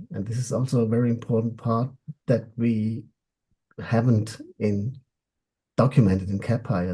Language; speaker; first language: English; non-native, fluent; German